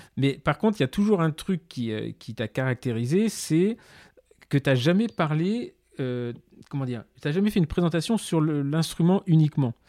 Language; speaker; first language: French; native; French